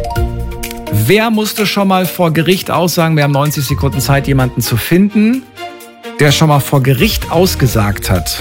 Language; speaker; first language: German; native; German